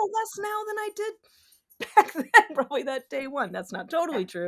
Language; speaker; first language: English; native; English